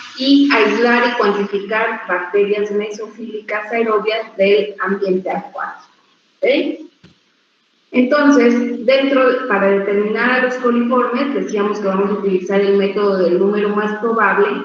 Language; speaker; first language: Spanish; native; Spanish